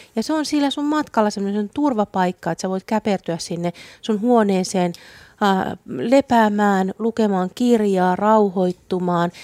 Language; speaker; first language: Finnish; native; Finnish